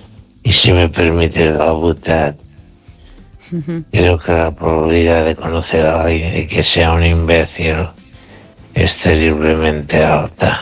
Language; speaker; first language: Spanish; native; Spanish